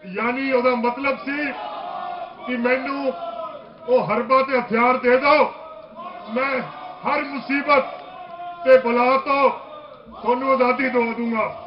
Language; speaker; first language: Punjabi; native; Punjabi